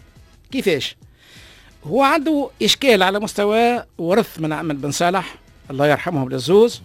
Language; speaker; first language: Arabic; native; Arabic